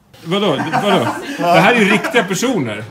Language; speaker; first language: Swedish; native; Swedish